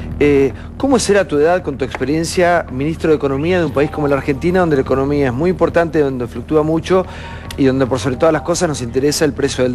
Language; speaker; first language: Spanish; native; Spanish